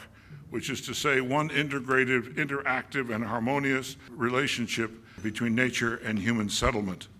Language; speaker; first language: English; native; English